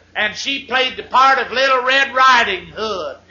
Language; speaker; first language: English; native; English